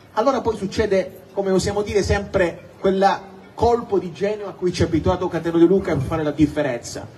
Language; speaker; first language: Italian; native; Italian